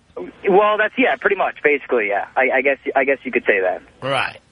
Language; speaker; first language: English; native; English